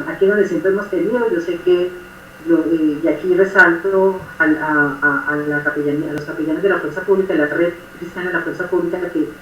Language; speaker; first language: Spanish; native; Spanish